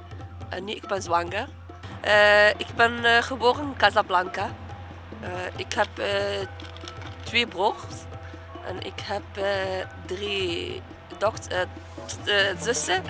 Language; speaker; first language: Dutch; non-native, learner; Arabic